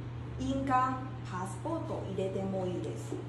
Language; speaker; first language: Japanese; non-native, fluent; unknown